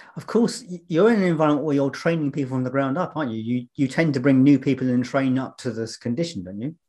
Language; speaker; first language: English; native; English